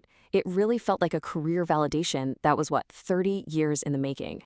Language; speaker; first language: English; native; English